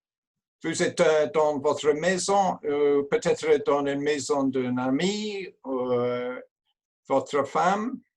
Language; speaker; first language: French; non-native, learner; English